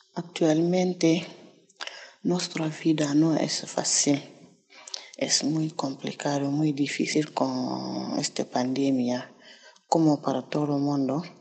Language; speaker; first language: Spanish; non-native, learner; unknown